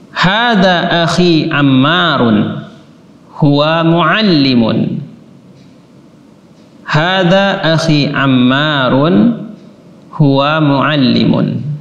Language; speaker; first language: Arabic; non-native, fluent; Indonesian